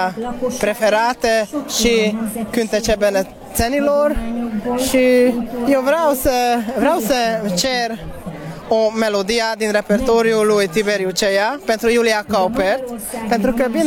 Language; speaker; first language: Romanian; non-native, local second language; Hungarian